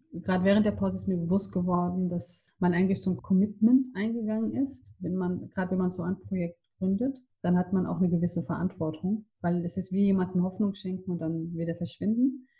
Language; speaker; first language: German; early bilingual, other home language; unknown